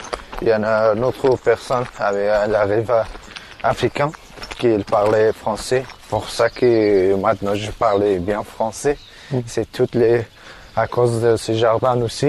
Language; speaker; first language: French; non-native, learner; Persian